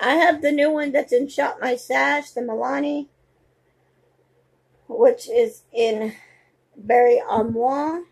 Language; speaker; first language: English; native; English